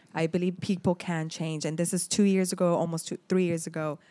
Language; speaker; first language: English; early bilingual, other home language; Arabic